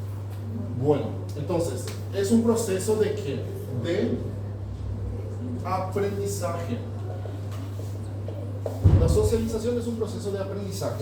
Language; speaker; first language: Spanish; non-native, fluent; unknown